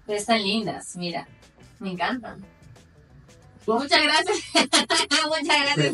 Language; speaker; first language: Spanish; native; Spanish